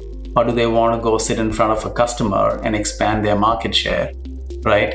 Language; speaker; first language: English; non-native, local second language; Malayalam